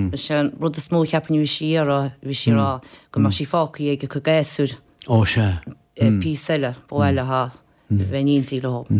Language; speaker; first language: Irish; native; Irish